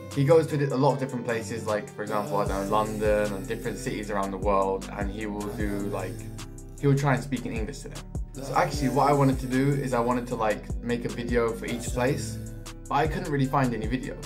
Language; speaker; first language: English; native; English